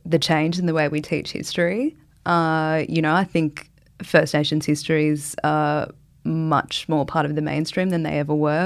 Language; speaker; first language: English; native; English